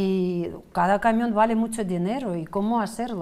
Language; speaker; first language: Spanish; non-native, fluent; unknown